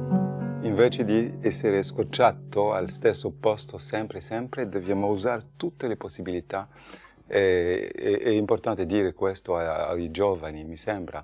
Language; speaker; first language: Italian; non-native, fluent; French